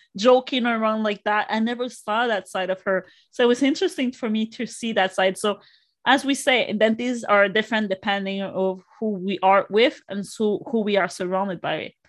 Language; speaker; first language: English; non-native, fluent; Spanish